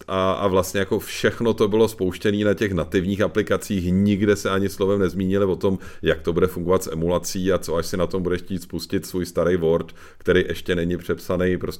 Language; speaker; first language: Czech; native; Czech